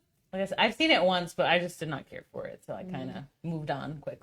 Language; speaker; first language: English; native; English